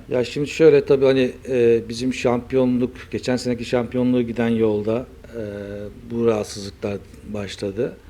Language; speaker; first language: Turkish; native; Turkish